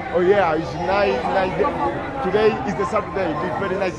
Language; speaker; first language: English; non-native, learner; Spanish